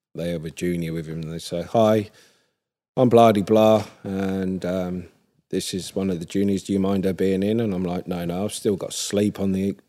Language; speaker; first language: English; native; English